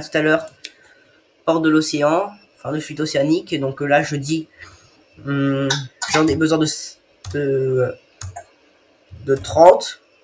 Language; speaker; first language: French; native; French